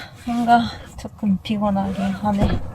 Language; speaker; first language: Korean; non-native, fluent; Japanese